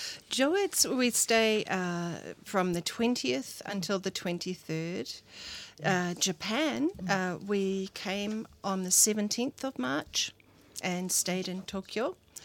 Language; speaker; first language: English; native; English